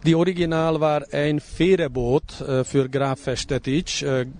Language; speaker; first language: German; non-native, learner; Hungarian